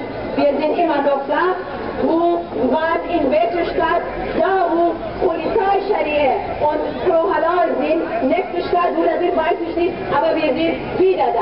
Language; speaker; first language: German; non-native, fluent; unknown